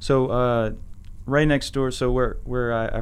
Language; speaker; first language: English; native; English